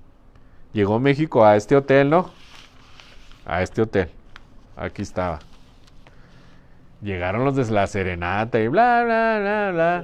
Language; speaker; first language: Spanish; native; Spanish